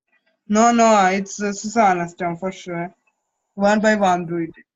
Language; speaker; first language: English; non-native, fluent; Russian